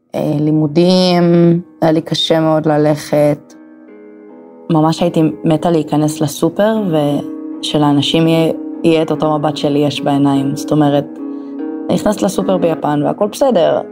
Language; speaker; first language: Hebrew; native; Hebrew